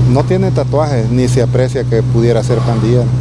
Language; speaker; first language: Spanish; native; Spanish